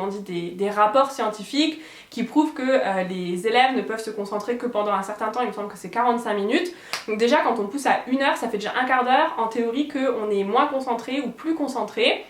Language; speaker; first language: French; native; French